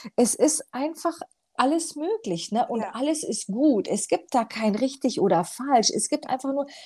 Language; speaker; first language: German; early bilingual, other home language; Romanian